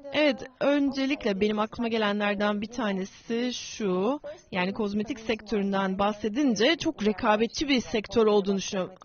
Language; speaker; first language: Turkish; native; Turkish